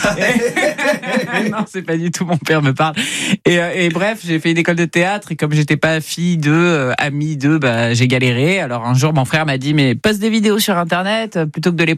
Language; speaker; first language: French; native; French